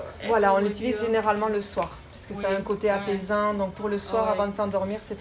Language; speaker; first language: French; native; French